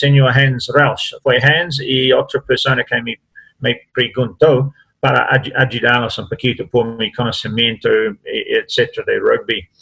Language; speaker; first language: Spanish; non-native, learner; English